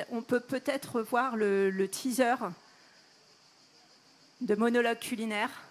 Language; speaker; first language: French; native; French